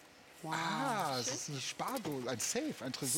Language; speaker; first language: German; native; German